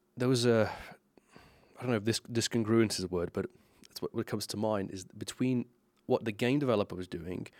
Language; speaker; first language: English; non-native, fluent; Slovenian